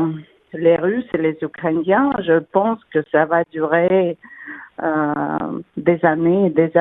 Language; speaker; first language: French; non-native, fluent; Russian